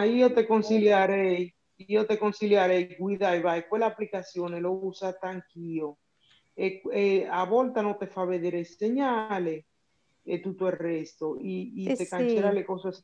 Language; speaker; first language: Italian; non-native, fluent; Spanish